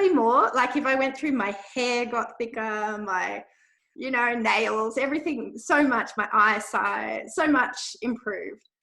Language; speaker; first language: English; native; English